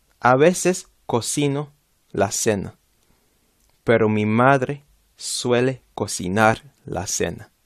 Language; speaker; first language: Spanish; non-native, fluent; English